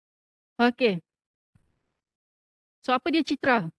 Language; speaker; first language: Malay; native; Malay